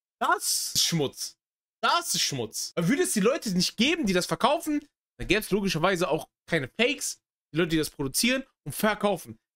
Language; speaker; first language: German; native; German